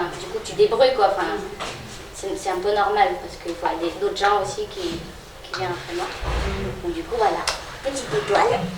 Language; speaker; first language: French; non-native, fluent; Khmer